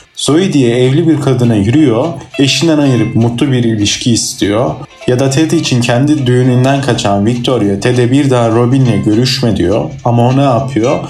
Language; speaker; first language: Turkish; native; Turkish